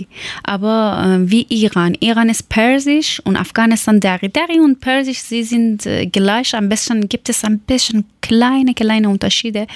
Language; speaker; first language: German; non-native, learner; Persian